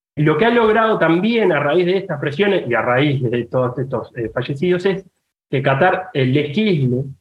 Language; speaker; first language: Spanish; native; Spanish